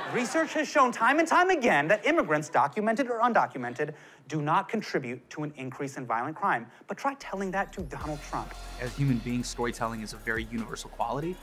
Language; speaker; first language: English; native; English